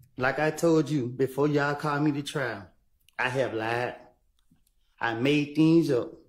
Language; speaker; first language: English; native; English